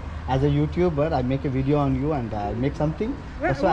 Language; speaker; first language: English; non-native, learner; Telugu